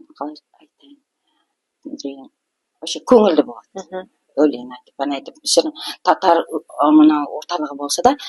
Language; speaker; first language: Kazakh; non-native, local second language; Tatar